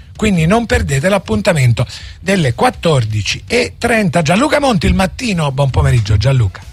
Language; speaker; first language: Italian; native; Italian